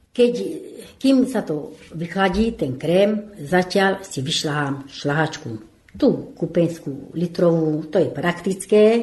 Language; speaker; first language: Slovak; non-native, local second language; Hungarian